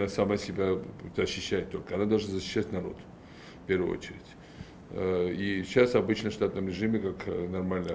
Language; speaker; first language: Russian; non-native, local second language; Georgian